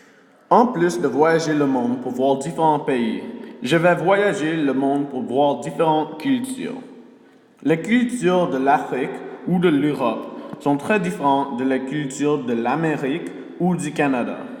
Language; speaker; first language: French; early bilingual, other home language; English